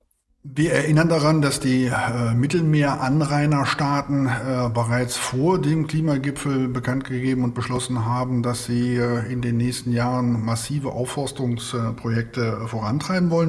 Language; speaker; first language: German; native; German